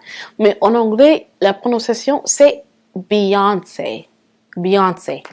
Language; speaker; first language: French; non-native, fluent; English